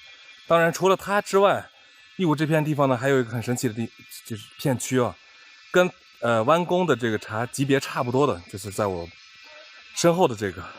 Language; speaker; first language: Chinese; native; Chinese